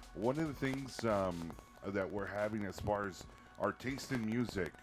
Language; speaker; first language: English; early bilingual, other home language; Spanish